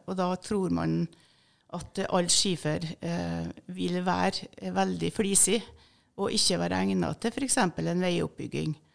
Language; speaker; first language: Norwegian; native; Norwegian